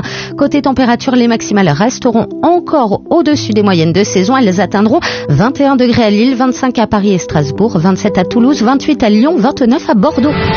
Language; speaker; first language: French; native; French